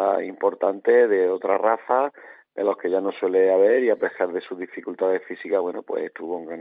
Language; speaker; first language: Spanish; native; Spanish